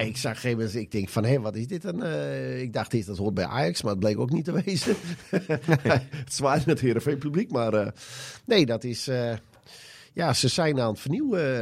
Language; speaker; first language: Dutch; native; Dutch